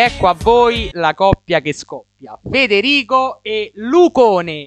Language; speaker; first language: Italian; native; Italian